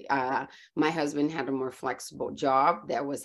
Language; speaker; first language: English; non-native, fluent; Portuguese